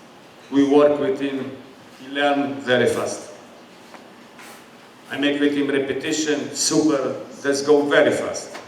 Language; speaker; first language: English; non-native, learner; Polish